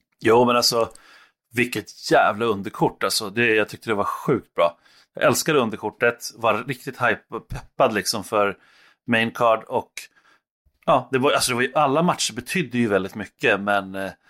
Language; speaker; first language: Swedish; native; Swedish